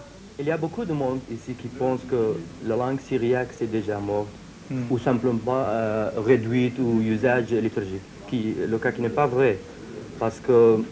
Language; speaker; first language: French; non-native, fluent; Syriac